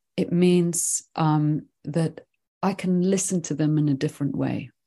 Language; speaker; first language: English; early bilingual, other home language; Swedish